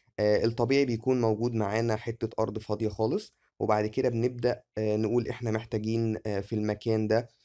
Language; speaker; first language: Arabic; native; Arabic